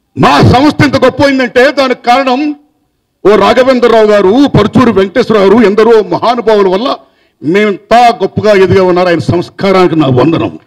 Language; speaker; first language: Telugu; native; Telugu